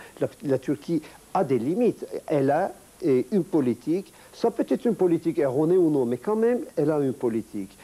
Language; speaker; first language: French; non-native, fluent; Turkish